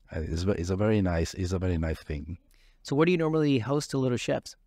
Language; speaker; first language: English; non-native, fluent; Italian